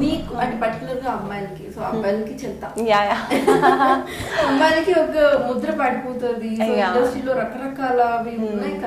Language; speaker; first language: Telugu; native; Telugu